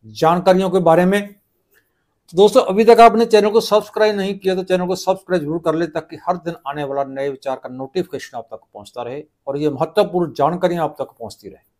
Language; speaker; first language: Hindi; non-native, local second language; Punjabi